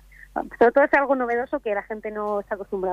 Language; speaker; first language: Spanish; native; Spanish